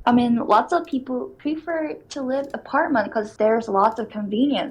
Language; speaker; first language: English; non-native, learner; Korean